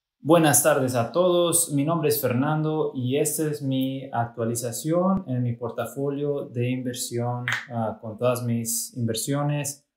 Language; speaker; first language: Spanish; early bilingual, heritage; Spanish